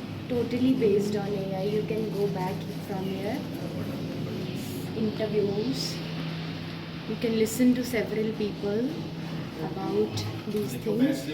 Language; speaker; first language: English; non-native, local second language; Hindi